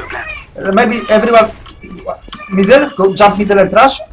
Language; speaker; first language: English; non-native, learner; Polish